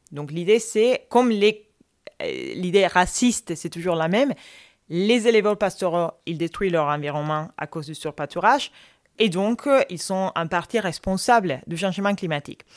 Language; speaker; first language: French; non-native, fluent; Spanish